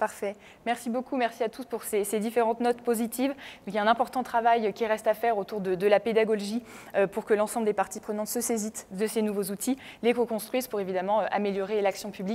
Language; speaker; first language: French; native; French